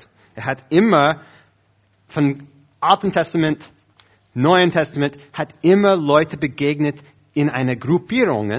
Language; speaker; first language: German; non-native, fluent; English